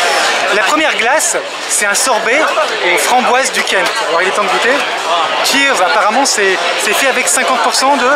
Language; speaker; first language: French; native; French